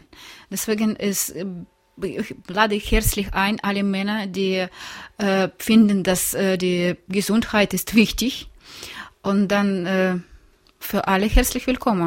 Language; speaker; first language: German; non-native, learner; Russian